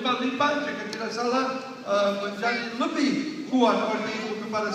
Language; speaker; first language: Indonesian; non-native, learner; English